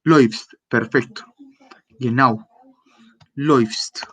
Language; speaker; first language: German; non-native, fluent; Spanish